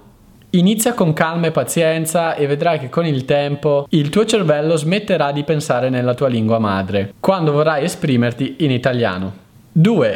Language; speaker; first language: Italian; native; Italian